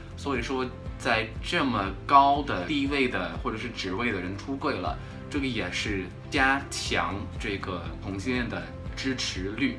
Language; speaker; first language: Chinese; non-native, fluent; English